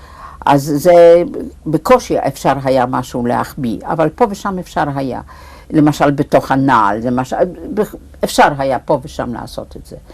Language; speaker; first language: Hebrew; non-native, fluent; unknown